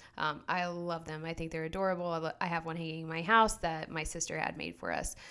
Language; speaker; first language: English; native; English